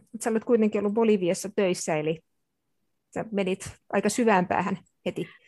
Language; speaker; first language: Finnish; native; Finnish